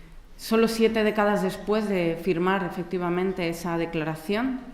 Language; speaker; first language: Spanish; native; Spanish